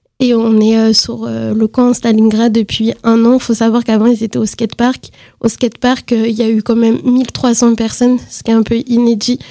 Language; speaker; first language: French; native; French